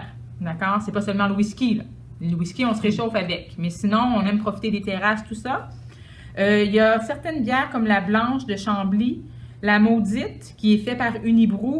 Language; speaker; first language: French; native; French